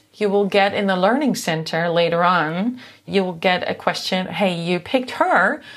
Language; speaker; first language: English; non-native, fluent; Dutch